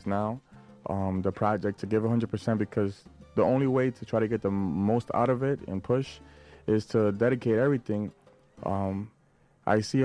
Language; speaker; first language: English; native; English